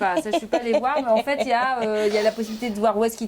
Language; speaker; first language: French; native; French